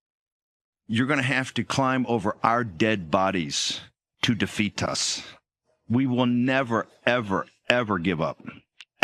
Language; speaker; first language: English; native; English